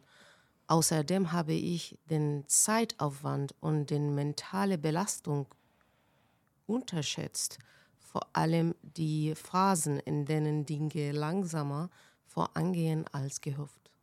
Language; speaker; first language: German; non-native, fluent; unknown